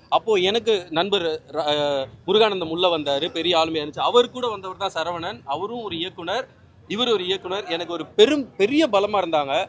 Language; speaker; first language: Tamil; native; Tamil